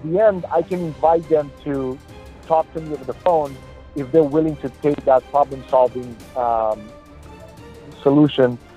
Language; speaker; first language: English; non-native, fluent; Romanian